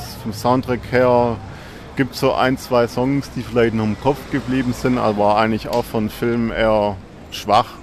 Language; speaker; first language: German; native; German